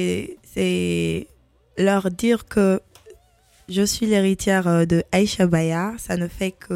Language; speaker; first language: French; non-native, local second language; Mandingo